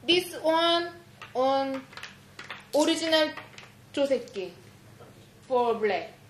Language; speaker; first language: English; non-native, learner; Korean